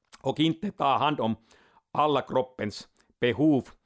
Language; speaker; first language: Swedish; non-native, local second language; Finnish